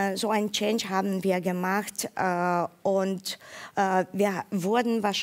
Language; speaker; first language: German; non-native, fluent; Ukrainian